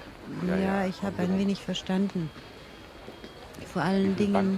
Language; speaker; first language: German; native; German